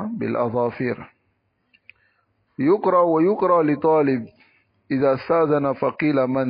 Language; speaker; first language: Arabic; non-native, fluent; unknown